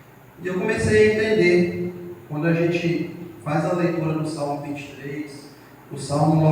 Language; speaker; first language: Portuguese; native; Portuguese